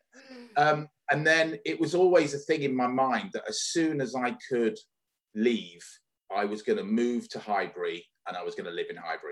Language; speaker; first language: English; native; English